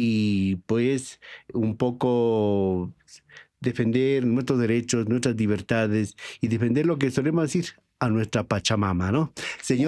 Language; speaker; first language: Spanish; native; Spanish